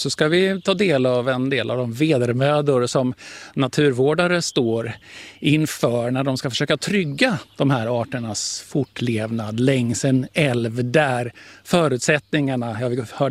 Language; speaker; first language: Swedish; native; Swedish